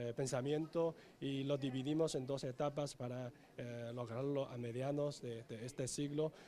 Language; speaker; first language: Spanish; non-native, fluent; Chinese